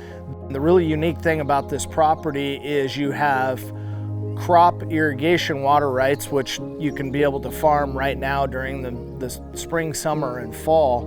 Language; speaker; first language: English; native; English